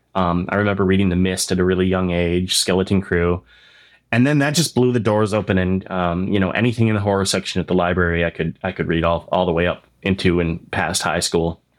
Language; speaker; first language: English; native; English